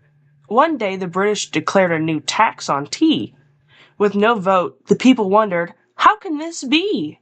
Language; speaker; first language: English; native; English